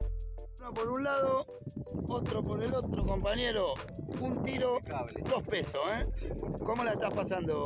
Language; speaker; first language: Spanish; native; Spanish